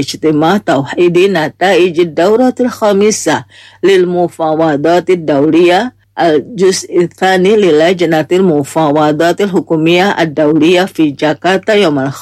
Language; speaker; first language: Arabic; non-native, fluent; Indonesian